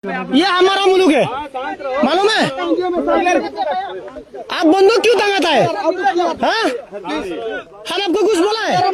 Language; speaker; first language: Hindi; non-native, learner; Bangla